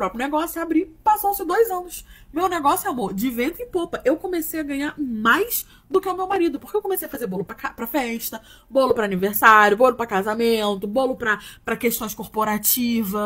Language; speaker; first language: Portuguese; native; Portuguese